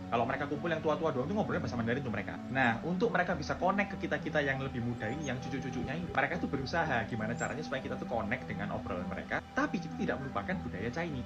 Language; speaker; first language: Indonesian; native; Indonesian